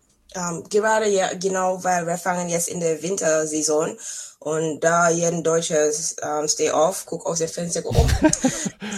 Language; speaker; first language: German; non-native, fluent; English